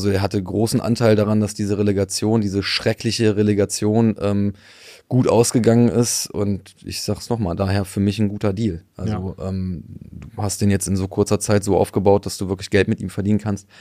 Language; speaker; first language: German; native; German